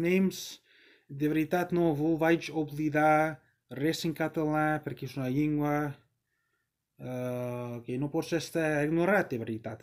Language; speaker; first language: Portuguese; non-native, learner; English